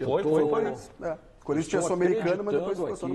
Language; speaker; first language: Portuguese; native; Portuguese